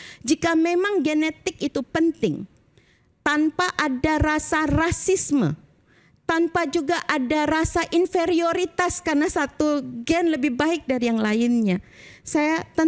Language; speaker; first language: Indonesian; native; Indonesian